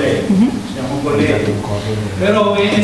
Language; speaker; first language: Italian; native; Italian